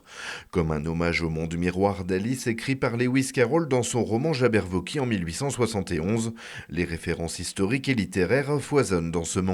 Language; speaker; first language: French; native; French